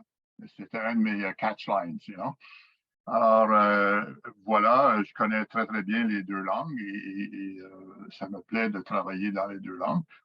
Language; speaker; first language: French; native; French